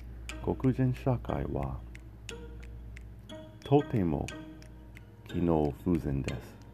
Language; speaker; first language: Japanese; non-native, learner; English